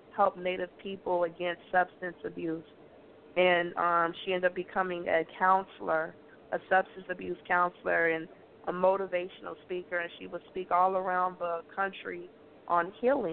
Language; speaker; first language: English; native; English